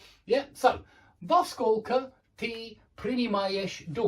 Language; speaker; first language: Russian; non-native, learner; English